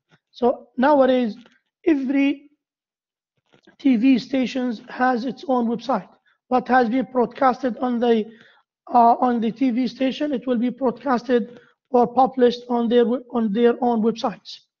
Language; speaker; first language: English; non-native, fluent; Arabic